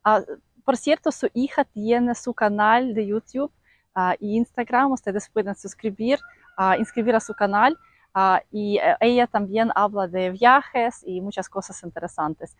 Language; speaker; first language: Spanish; non-native, fluent; Russian